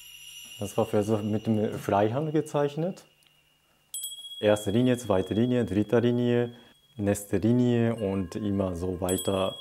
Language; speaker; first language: German; non-native, fluent; Japanese